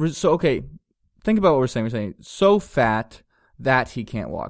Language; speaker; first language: English; native; English